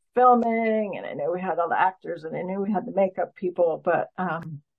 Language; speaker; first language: English; native; English